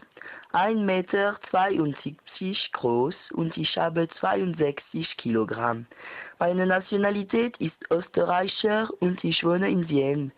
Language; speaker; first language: German; non-native, learner; French